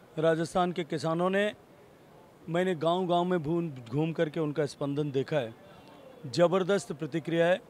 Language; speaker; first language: Hindi; native; Hindi